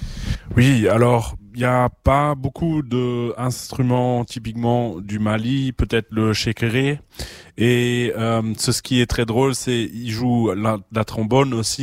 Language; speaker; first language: French; non-native, fluent; German